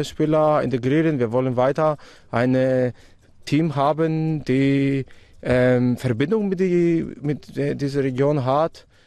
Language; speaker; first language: German; non-native, fluent; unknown